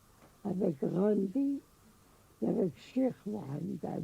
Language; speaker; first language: French; non-native, local second language; Arabic